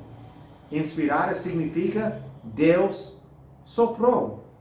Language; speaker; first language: Portuguese; non-native, fluent; English